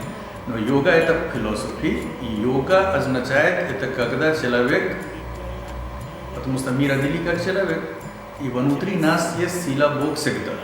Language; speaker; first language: Russian; non-native, learner; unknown